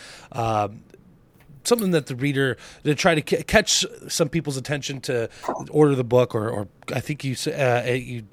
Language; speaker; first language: English; native; English